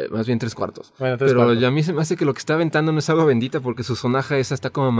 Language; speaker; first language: Spanish; native; Spanish